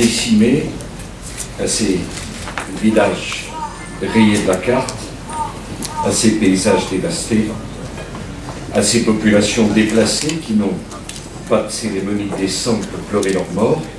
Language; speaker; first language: French; native; French